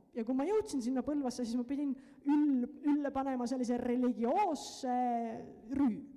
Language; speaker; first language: Estonian; native; Estonian